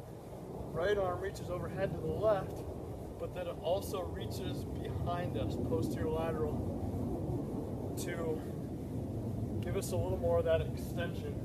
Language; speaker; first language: English; native; English